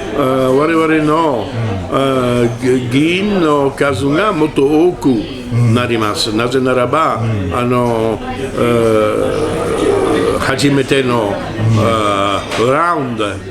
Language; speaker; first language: Japanese; non-native, learner; French